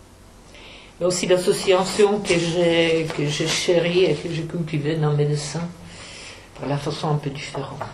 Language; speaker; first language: French; non-native, fluent; Czech